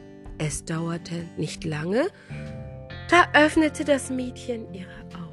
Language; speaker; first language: German; native; German